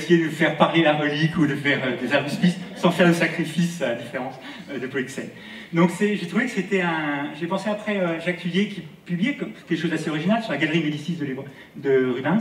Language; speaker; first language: French; native; French